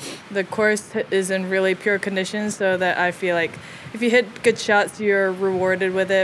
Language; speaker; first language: English; early bilingual, other home language; Korean